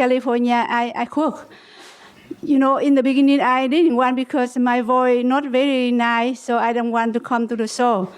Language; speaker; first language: English; non-native, learner; Vietnamese